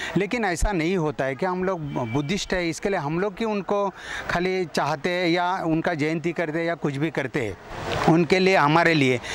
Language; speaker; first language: Hindi; non-native, local second language; Marathi